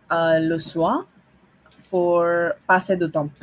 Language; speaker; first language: French; non-native, learner; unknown